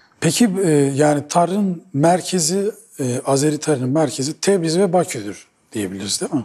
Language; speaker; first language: Turkish; native; Turkish